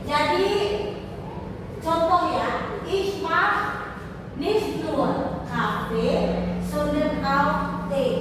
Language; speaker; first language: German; non-native, fluent; Indonesian